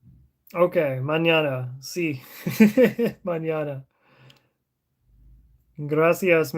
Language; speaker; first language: Spanish; non-native, learner; English